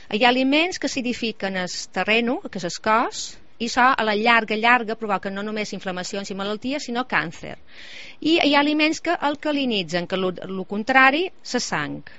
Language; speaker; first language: Catalan; native; Catalan